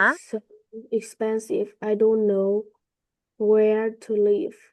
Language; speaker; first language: English; non-native, learner; Vietnamese